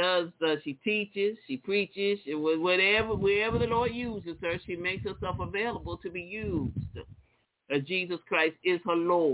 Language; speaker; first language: English; native; English